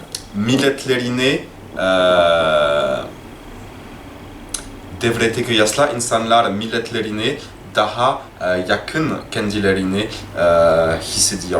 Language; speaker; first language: Turkish; non-native, learner; French